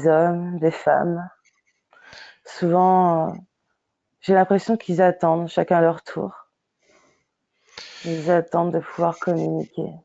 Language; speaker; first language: French; native; French